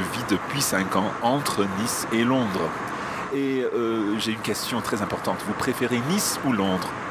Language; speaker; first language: French; non-native, fluent; English